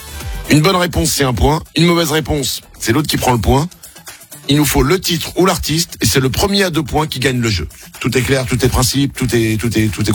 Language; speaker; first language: French; native; French